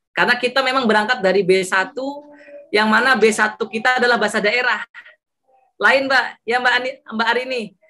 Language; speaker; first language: Indonesian; non-native, local second language; Javanese